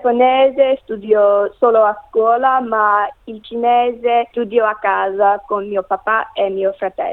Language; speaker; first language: Italian; non-native, learner; English